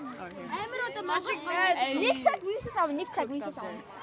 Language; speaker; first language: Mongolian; early bilingual, heritage; Mongolian